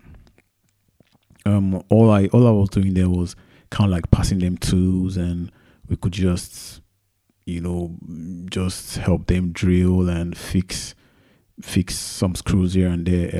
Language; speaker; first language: English; non-native, local second language; Yoruba